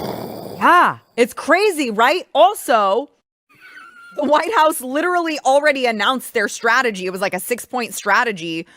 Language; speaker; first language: English; native; English